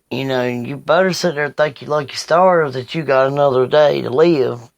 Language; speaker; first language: English; native; English